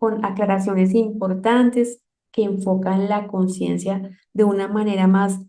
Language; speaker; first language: Spanish; native; Spanish